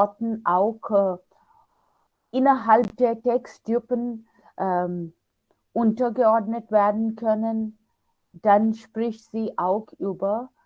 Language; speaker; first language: German; non-native, fluent; Hindi